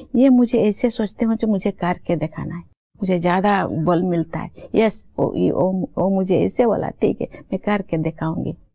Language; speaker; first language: Hindi; non-native, local second language; Santali